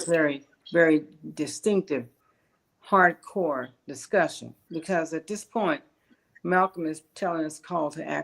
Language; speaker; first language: English; native; English